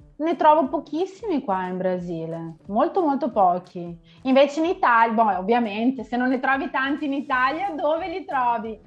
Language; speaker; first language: Italian; native; Italian